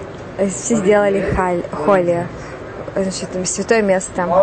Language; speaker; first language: Russian; non-native, learner; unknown